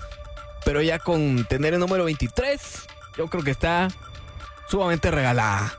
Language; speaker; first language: Spanish; native; Spanish